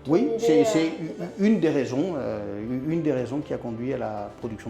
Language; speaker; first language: French; native; French